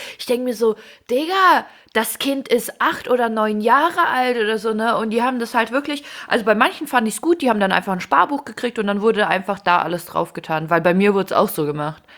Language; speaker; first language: German; early bilingual, other home language; Ukrainian